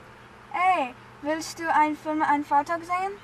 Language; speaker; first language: German; non-native, learner; English